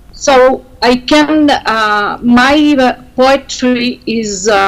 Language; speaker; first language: English; non-native, learner; Hebrew